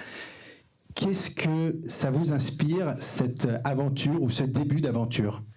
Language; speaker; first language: French; native; French